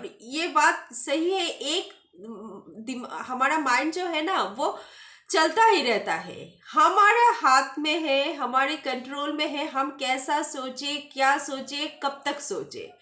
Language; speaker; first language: Hindi; non-native, local second language; Bangla